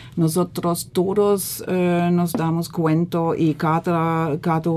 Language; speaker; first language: Spanish; non-native, fluent; German